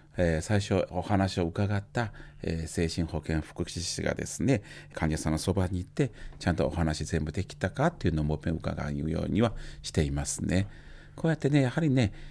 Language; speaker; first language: Japanese; native; Japanese